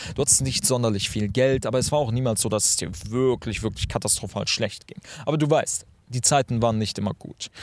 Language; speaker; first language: German; early bilingual, other home language; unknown